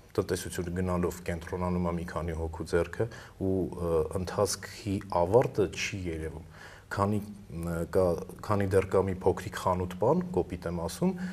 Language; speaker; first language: Armenian; native; Armenian